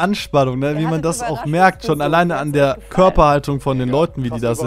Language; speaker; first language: German; native; German